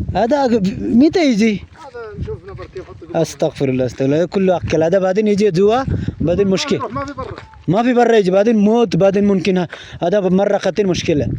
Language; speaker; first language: Arabic; non-native, learner; Bangla